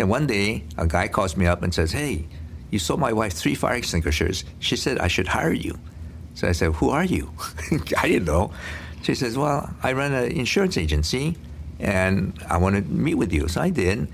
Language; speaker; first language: English; early bilingual, other home language; Korean